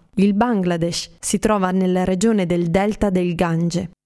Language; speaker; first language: Italian; native; Italian